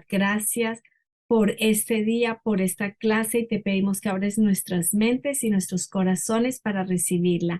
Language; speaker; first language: Spanish; native; Spanish